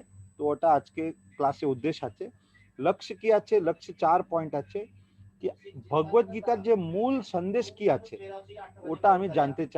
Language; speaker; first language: Bangla; non-native, learner; Hindi